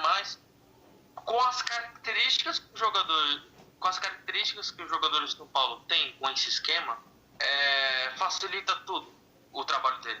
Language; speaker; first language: Portuguese; native; Portuguese